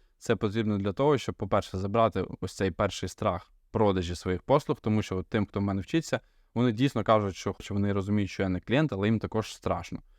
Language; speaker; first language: Ukrainian; non-native, local second language; Russian